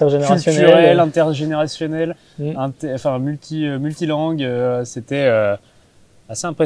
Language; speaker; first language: French; native; French